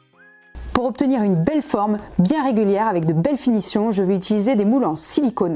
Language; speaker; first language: French; native; French